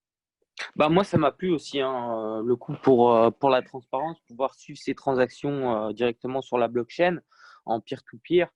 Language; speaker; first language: French; native; French